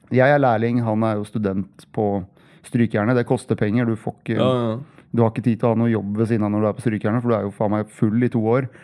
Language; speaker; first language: Norwegian; native; Norwegian